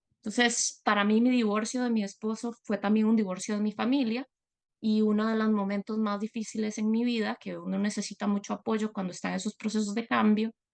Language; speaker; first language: Spanish; native; Spanish